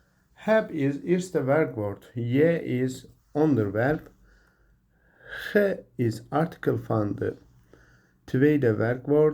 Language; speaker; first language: Dutch; non-native, learner; Turkish